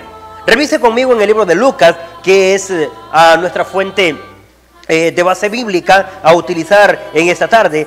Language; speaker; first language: Spanish; native; Spanish